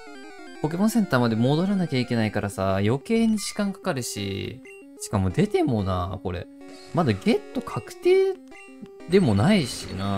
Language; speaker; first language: Japanese; native; Japanese